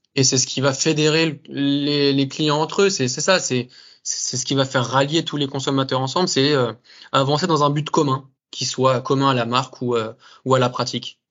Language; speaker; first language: French; native; French